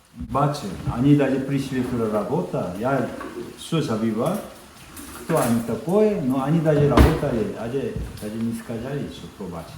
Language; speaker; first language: Ukrainian; non-native, learner; Korean